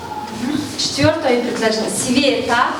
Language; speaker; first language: Russian; non-native, fluent; Mongolian